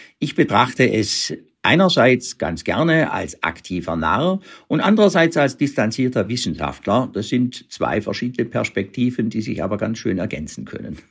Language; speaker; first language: German; native; German